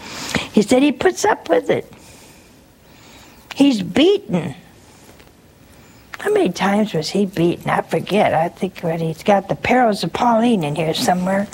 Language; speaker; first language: English; native; English